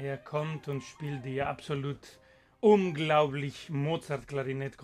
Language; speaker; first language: German; non-native, fluent; Spanish